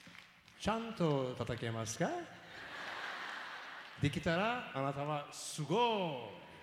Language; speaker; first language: Japanese; non-native, learner; Turkish